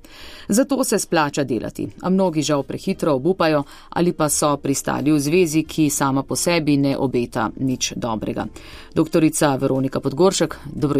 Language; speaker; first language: Slovenian; native; Slovenian